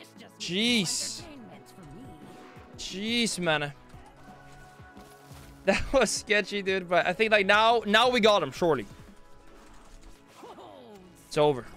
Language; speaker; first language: English; non-native, fluent; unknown